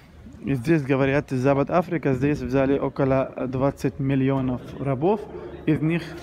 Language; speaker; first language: Russian; non-native, learner; Arabic